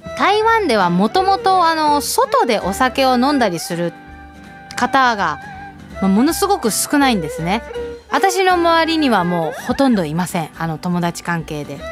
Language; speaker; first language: Japanese; early bilingual, heritage; Japanese